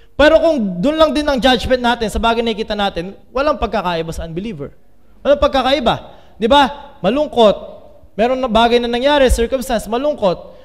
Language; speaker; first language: Filipino; native; Filipino